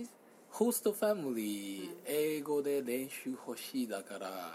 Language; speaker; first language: Japanese; non-native, learner; Chinese